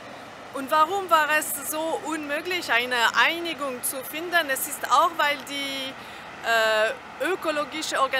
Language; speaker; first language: German; non-native, fluent; French